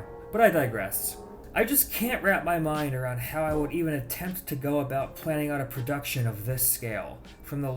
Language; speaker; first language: English; native; English